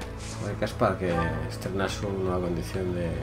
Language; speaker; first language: Spanish; native; Spanish